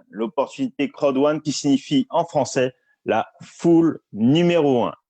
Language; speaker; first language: French; native; French